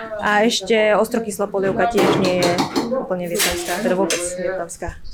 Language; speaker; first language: Slovak; early bilingual, other home language; Vietnamese